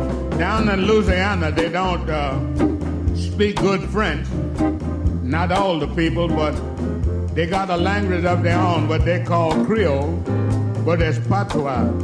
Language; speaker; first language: English; native; English